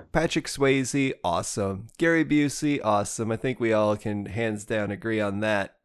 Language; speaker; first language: English; native; English